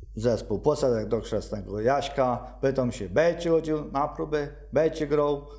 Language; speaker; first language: Polish; native; Polish